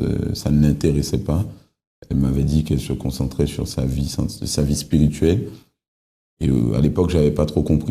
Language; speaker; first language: French; native; French